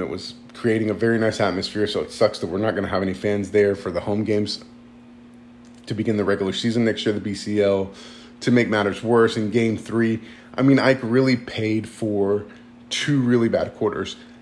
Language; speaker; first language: English; early bilingual, other home language; Greek